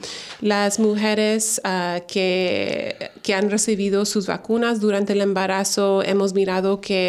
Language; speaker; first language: Spanish; early bilingual, heritage; Spanish